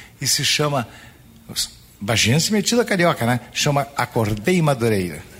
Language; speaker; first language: Portuguese; native; Portuguese